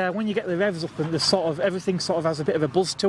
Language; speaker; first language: English; native; English